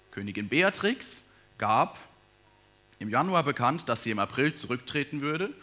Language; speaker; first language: German; native; German